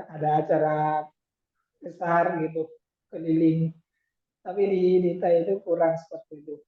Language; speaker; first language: Indonesian; non-native, fluent; Thai